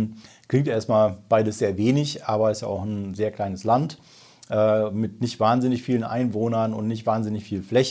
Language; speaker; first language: German; native; German